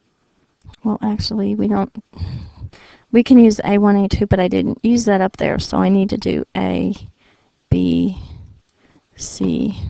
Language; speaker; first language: English; native; English